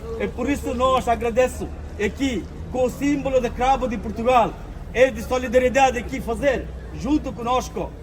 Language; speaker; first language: Portuguese; non-native, local second language; Bangla